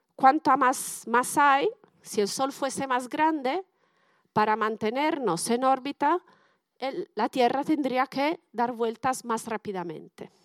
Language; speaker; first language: Spanish; non-native, fluent; Italian